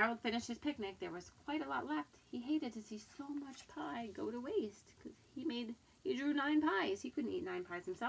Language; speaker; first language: English; native; English